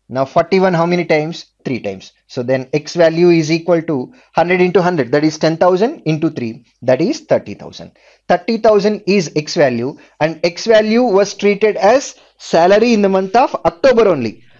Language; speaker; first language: English; non-native, local second language; Telugu